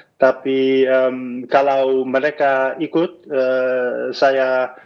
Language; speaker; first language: Indonesian; non-native, fluent; Dutch